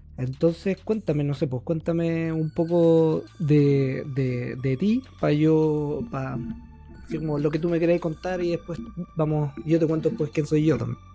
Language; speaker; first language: Spanish; native; Spanish